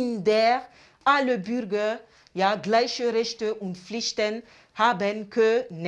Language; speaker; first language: German; non-native, fluent; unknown